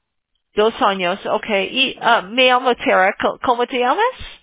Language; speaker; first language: Spanish; non-native, learner; English